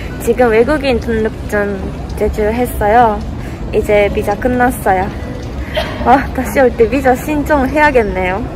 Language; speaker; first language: Korean; non-native, fluent; Japanese